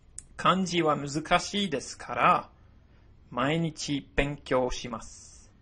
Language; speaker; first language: Japanese; non-native, fluent; English